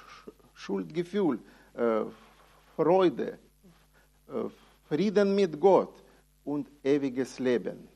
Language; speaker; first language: German; non-native, fluent; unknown